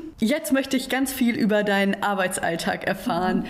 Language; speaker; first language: German; native; German